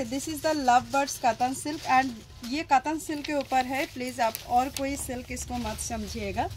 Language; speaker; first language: Hindi; non-native, local second language; Bangla